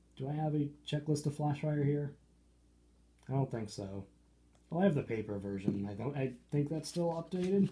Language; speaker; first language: English; native; English